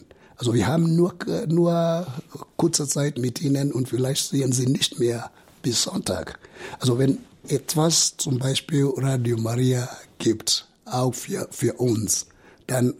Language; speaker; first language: German; non-native, fluent; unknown